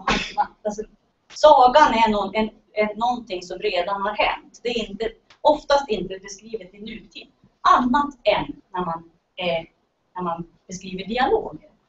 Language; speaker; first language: Swedish; native; Swedish